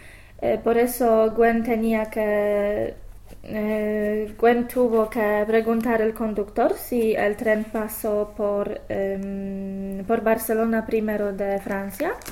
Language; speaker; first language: Spanish; non-native, fluent; English